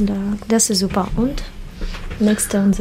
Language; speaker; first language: German; non-native, learner; Russian